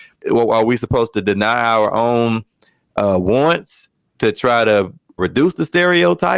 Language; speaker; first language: English; native; English